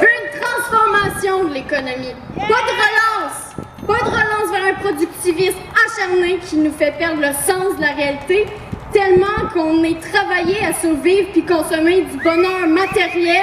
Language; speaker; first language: French; native; French